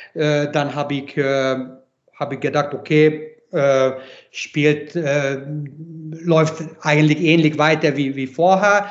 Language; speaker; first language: German; non-native, fluent; Hungarian